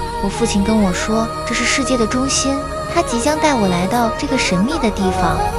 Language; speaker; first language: Chinese; native; Chinese